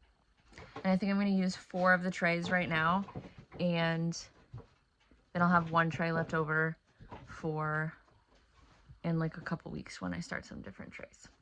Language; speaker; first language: English; native; English